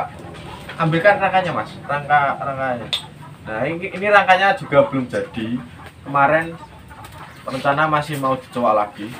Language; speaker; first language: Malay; non-native, local second language; Javanese